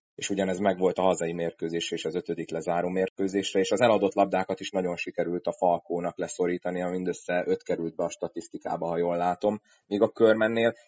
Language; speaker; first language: Hungarian; native; Hungarian